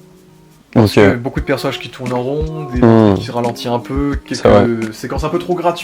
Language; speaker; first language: French; native; French